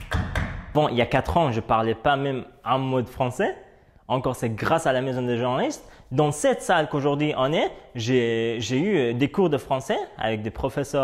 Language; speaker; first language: French; non-native, fluent; Persian